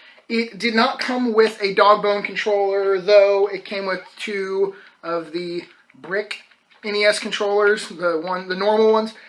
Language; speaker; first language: English; native; English